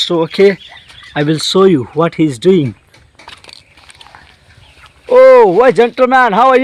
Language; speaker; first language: English; non-native, learner; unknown